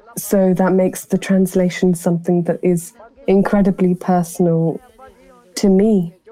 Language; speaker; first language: English; early bilingual, other home language; Pahari-Potwari